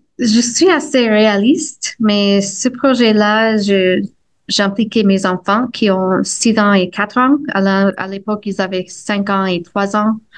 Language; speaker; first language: French; non-native, fluent; English